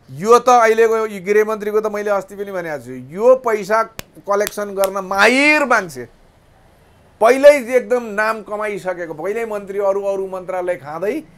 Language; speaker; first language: Nepali; native; Nepali